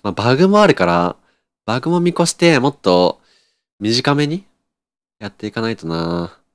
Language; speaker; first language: Japanese; native; Japanese